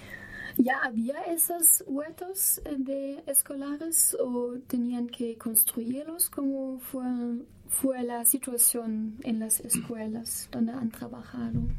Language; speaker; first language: Spanish; non-native, fluent; German